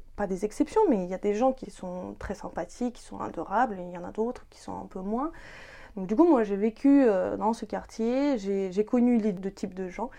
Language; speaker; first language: French; non-native, fluent; Ukrainian